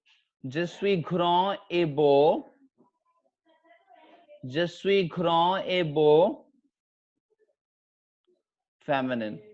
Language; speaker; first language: French; non-native, fluent; Hindi